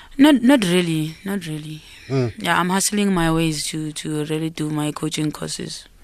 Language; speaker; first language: English; non-native, local second language; Zulu